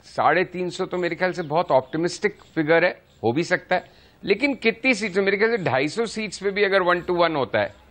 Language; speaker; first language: Hindi; native; Hindi